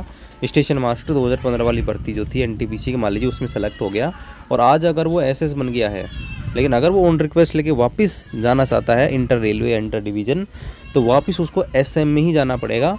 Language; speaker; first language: Hindi; native; Hindi